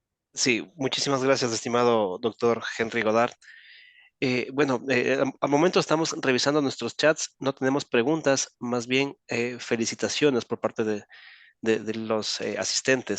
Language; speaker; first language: Spanish; native; Spanish